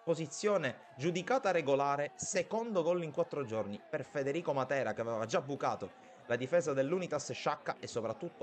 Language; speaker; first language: Italian; native; Italian